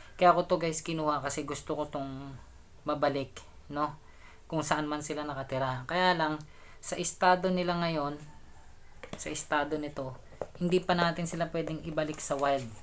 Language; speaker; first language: Filipino; native; Filipino